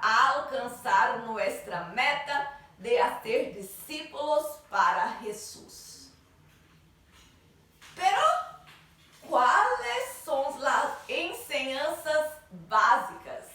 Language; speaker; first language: Spanish; non-native, learner; Portuguese